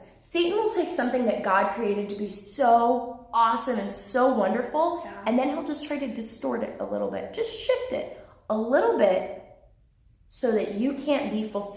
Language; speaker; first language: English; native; English